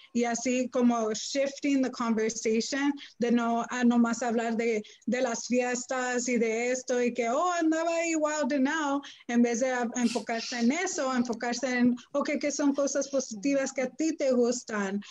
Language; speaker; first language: Spanish; early bilingual, heritage; Spanish